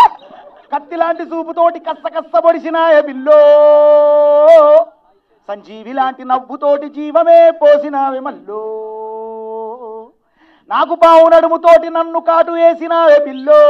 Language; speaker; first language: Telugu; native; Telugu